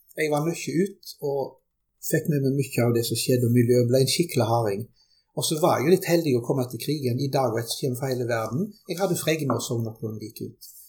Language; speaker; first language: Norwegian; early bilingual, other home language; German